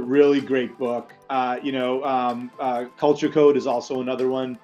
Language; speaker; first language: English; native; English